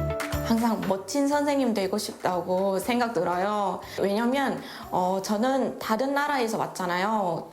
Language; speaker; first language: Korean; non-native, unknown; Vietnamese